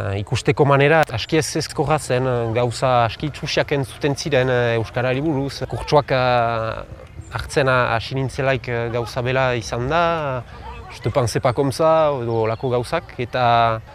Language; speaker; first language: Basque; non-native, local second language; French